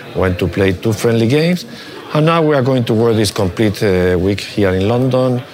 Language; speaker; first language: English; non-native, fluent; Spanish